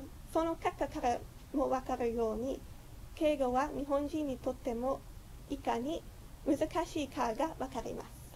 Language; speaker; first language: Japanese; non-native, fluent; English